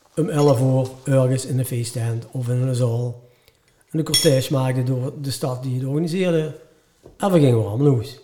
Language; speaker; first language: Dutch; native; Dutch